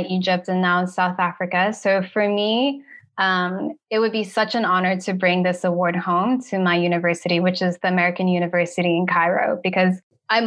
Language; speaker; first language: English; native; English